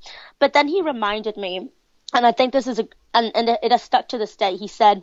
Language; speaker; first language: English; native; English